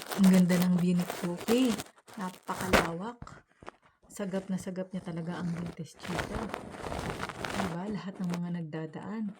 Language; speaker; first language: Filipino; native; Filipino